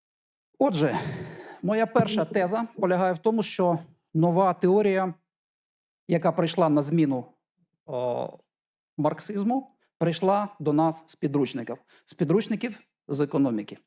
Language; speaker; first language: Ukrainian; native; Ukrainian